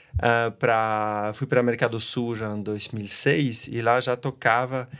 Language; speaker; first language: Portuguese; non-native, fluent; French